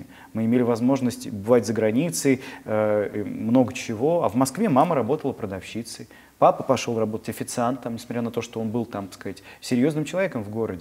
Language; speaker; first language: Russian; native; Russian